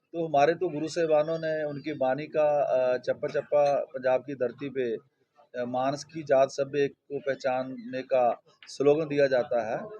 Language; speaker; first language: Hindi; non-native, local second language; Punjabi